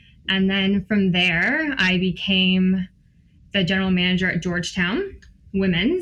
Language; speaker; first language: English; native; English